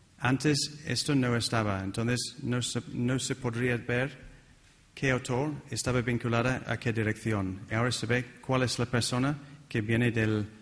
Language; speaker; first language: Spanish; non-native, fluent; English